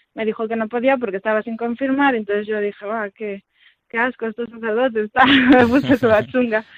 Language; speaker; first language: Spanish; native; Spanish